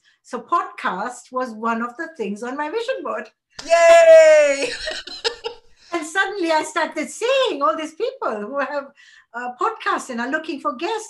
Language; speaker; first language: English; non-native, local second language; Gujarati